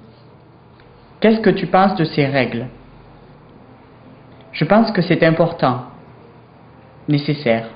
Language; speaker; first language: French; non-native, learner; English